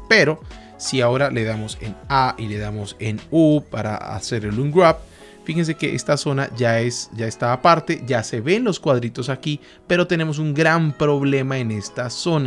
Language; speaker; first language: Spanish; native; Spanish